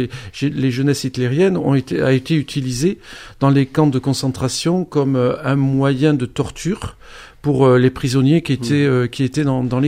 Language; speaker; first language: French; native; French